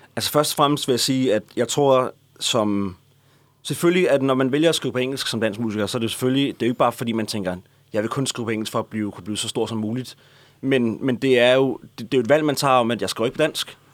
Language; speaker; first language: Danish; native; Danish